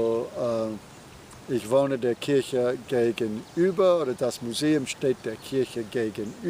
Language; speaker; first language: German; non-native, fluent; English